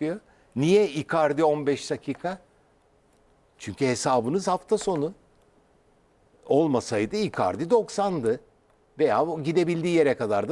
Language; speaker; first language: Turkish; native; Turkish